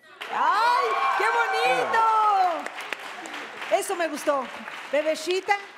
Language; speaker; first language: Spanish; native; Spanish